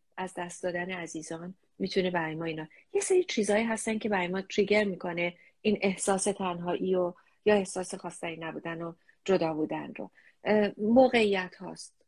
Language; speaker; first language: Persian; native; Persian